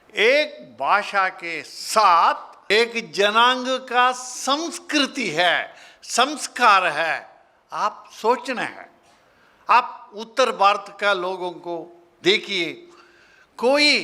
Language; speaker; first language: Hindi; non-native, local second language; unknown